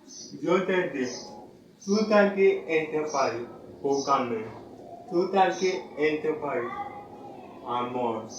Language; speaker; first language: Spanish; non-native, learner; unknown